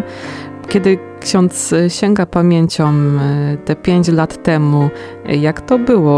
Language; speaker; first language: Polish; native; Polish